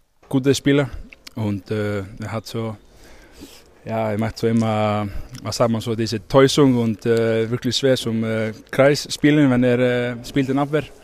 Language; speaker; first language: German; non-native, learner; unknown